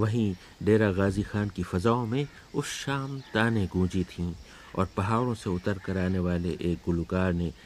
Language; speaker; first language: Urdu; native; Urdu